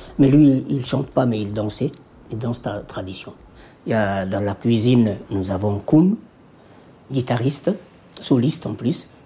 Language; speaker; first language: French; non-native, local second language; Somali